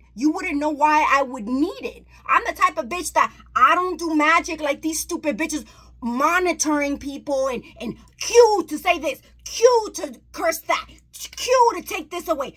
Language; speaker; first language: English; native; English